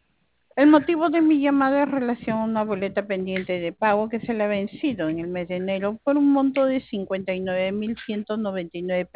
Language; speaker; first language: Spanish; native; Spanish